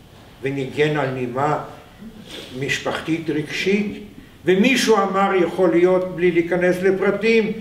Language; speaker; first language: Hebrew; non-native, fluent; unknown